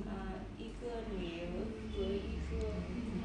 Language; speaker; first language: Chinese; non-native, learner; Vietnamese